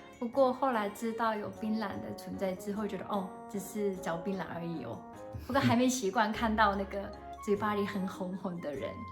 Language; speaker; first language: Chinese; non-native, fluent; Japanese